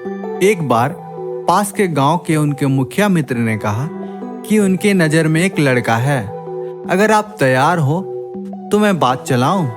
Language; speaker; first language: Hindi; native; Hindi